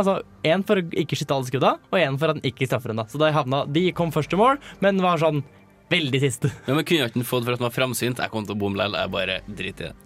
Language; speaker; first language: Norwegian; native; Norwegian